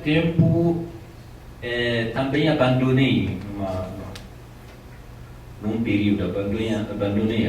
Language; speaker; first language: Portuguese; non-native, fluent; Tamasheq